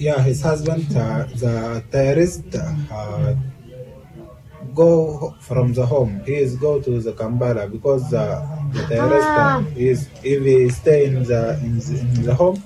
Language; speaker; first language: English; non-native, learner; Arabic